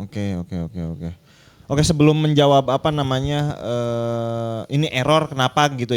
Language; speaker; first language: Indonesian; native; Indonesian